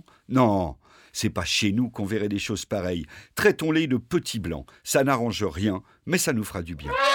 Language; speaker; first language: French; native; French